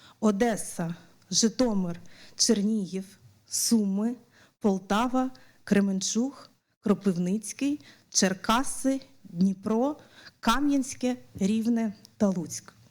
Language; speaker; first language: Ukrainian; native; Ukrainian